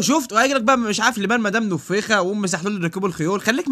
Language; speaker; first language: Arabic; native; Arabic